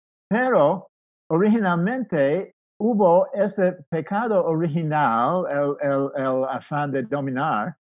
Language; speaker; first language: Spanish; non-native, fluent; English